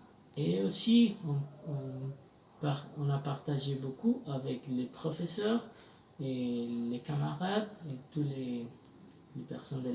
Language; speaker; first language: French; non-native, fluent; Spanish